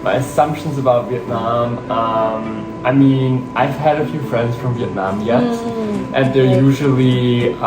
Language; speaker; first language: English; non-native, fluent; German